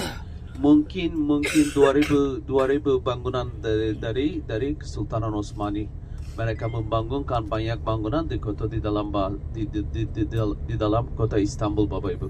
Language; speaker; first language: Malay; non-native, learner; Turkish